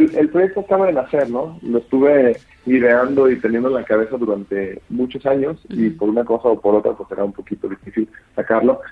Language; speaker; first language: Spanish; native; Spanish